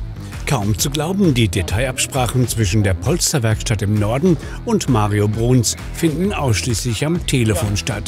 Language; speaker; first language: German; native; German